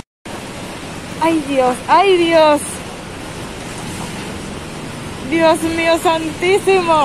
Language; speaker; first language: Spanish; native; Spanish